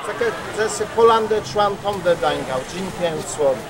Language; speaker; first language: Chinese; non-native, learner; Polish